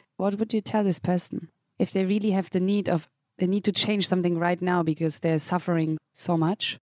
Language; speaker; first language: English; non-native, fluent; German